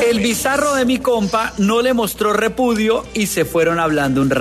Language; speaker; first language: Spanish; native; Spanish